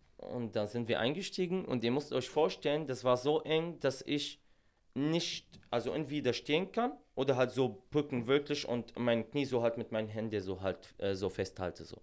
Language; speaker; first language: German; non-native, fluent; Arabic